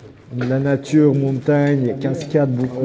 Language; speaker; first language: French; non-native, learner; Uzbek